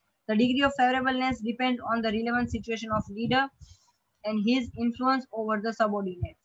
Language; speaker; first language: English; non-native, local second language; Gujarati